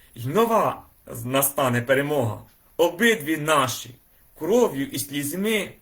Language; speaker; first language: Ukrainian; native; Ukrainian